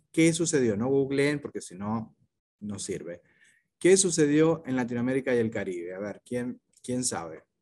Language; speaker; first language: Spanish; native; Spanish